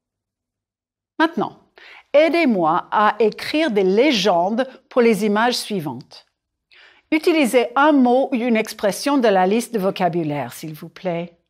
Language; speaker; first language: French; non-native, fluent; English